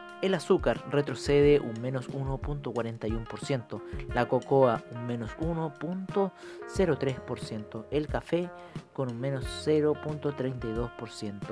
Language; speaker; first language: Spanish; native; Spanish